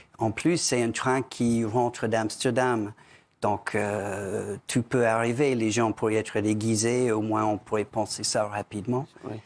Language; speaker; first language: French; non-native, fluent; English